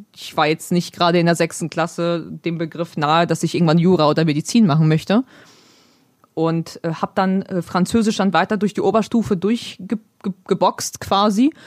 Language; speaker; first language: German; early bilingual, other home language; Polish